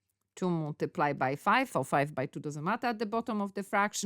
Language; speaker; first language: English; non-native, fluent; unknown